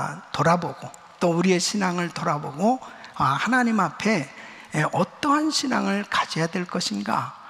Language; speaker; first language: Korean; native; Korean